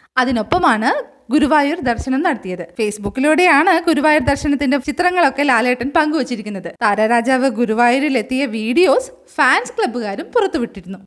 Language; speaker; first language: Malayalam; native; Malayalam